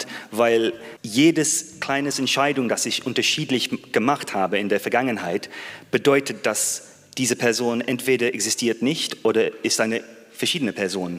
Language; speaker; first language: German; non-native, learner; English